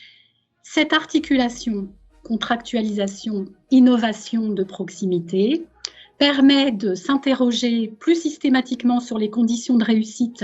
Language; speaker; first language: French; native; French